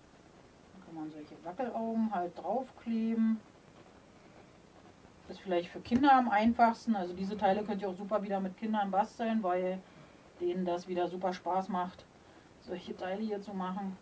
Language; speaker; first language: German; native; German